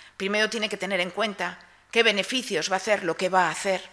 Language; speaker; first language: Spanish; native; Spanish